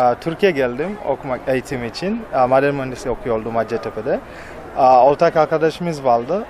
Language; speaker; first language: Turkish; non-native, learner; Swahili